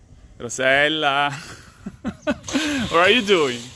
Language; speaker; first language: English; non-native, fluent; Italian